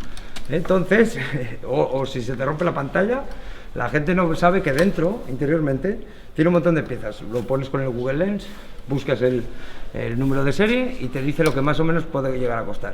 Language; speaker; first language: Spanish; native; Spanish